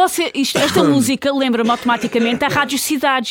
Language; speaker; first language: Portuguese; native; Portuguese